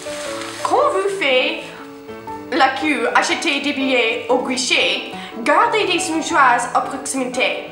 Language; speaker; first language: French; non-native, learner; English